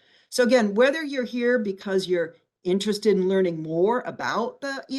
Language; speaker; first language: English; native; English